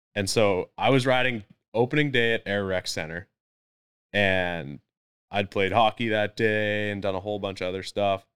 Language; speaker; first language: English; native; English